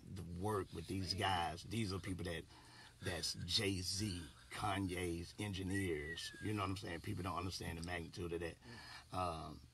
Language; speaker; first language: English; native; English